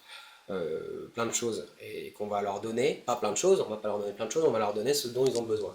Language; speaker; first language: French; native; French